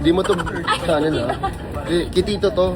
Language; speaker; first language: Filipino; native; Filipino